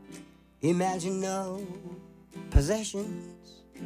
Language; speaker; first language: English; native; English